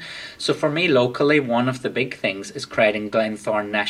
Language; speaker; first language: English; native; English